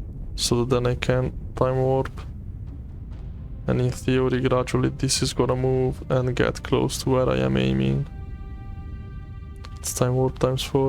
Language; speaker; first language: English; non-native, fluent; Italian